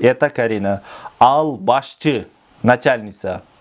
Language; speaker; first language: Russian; non-native, local second language; Kyrgyz